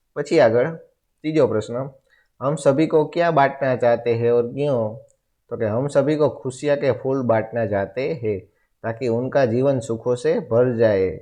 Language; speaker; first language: Hindi; non-native, local second language; Gujarati